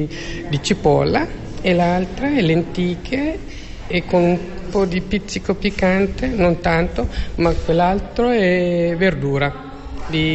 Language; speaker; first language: Italian; non-native, learner; Tigrinya